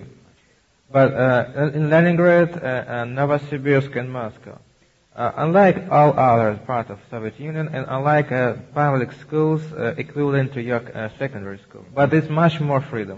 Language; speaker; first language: English; non-native, learner; Russian